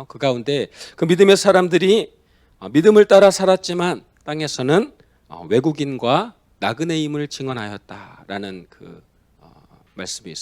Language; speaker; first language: Korean; native; Korean